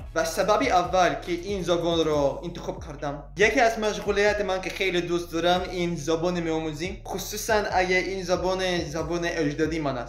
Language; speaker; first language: Persian; non-native, learner; Russian